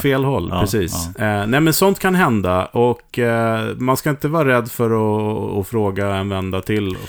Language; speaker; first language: Swedish; native; Swedish